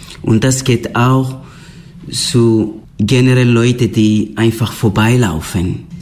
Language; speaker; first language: German; non-native, fluent; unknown